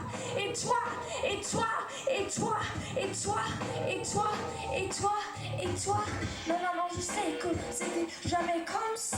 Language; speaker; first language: French; non-native, learner; English